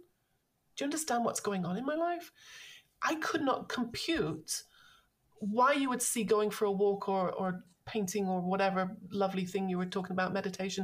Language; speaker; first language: English; native; English